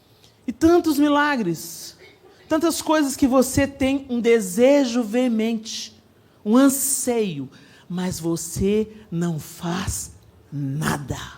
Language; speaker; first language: Portuguese; native; Portuguese